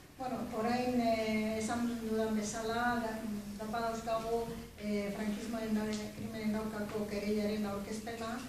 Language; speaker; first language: Basque; non-native, local second language; Spanish